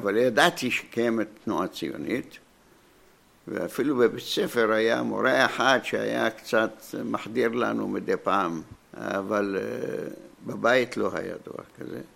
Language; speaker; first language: Hebrew; non-native, fluent; Arabic